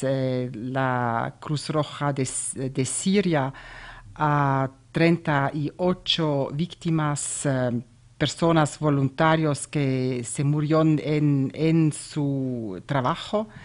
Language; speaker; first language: Spanish; non-native, learner; German